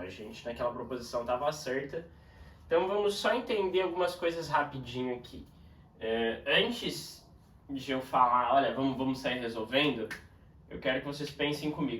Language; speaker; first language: Portuguese; native; Portuguese